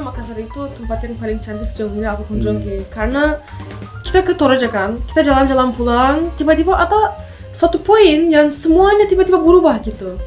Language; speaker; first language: Indonesian; non-native, fluent; Turkish